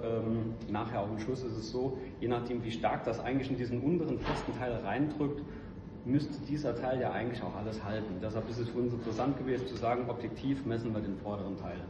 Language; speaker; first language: German; native; German